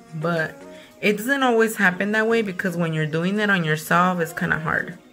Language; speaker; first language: English; early bilingual, other home language; Spanish